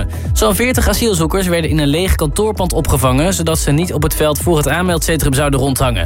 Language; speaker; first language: Dutch; native; Dutch